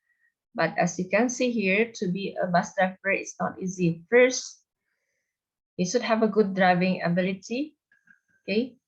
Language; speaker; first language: English; non-native, fluent; Indonesian